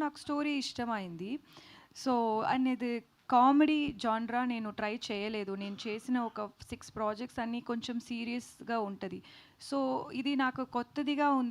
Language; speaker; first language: Telugu; non-native, learner; Tamil